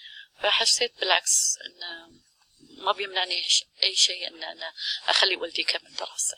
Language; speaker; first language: Arabic; native; Arabic